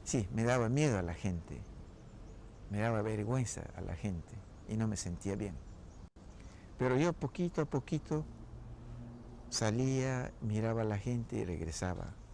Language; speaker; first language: Spanish; non-native, local second language; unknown